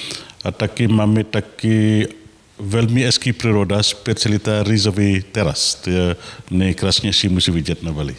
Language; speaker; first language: Czech; non-native, learner; Balinese